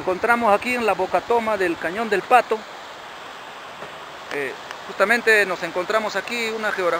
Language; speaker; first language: Spanish; native; Spanish